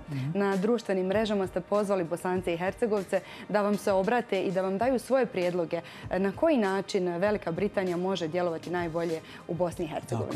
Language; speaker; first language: Croatian; native; Croatian